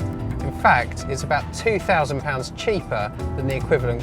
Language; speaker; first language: English; native; English